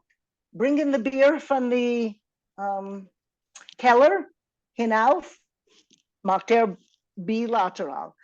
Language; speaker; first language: German; non-native, fluent; English